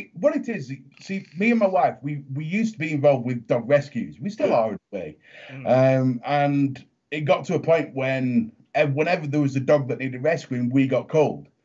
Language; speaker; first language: English; native; English